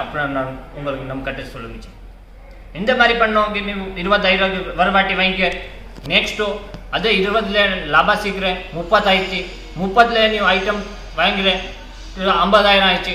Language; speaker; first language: Tamil; non-native, learner; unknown